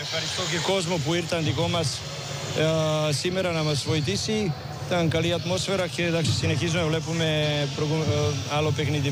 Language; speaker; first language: Greek; non-native, learner; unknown